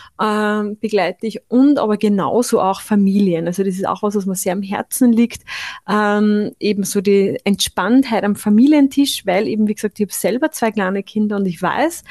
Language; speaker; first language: German; native; German